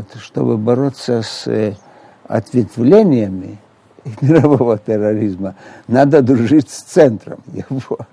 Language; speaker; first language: Russian; native; Russian